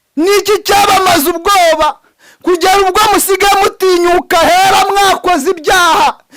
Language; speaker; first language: Kinyarwanda; native; Kinyarwanda